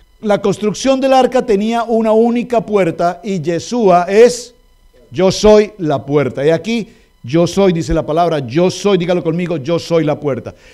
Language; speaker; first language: Spanish; native; Spanish